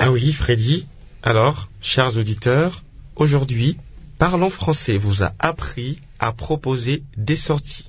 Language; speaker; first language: French; non-native, local second language; Lingala